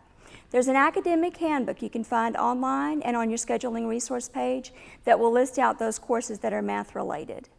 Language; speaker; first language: English; native; English